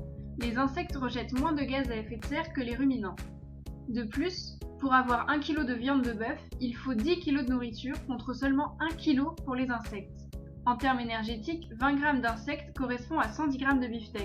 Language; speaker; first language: French; native; French